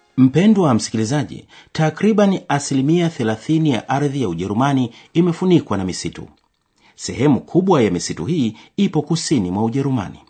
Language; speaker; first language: Swahili; native; Swahili